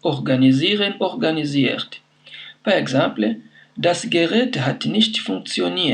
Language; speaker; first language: German; non-native, fluent; French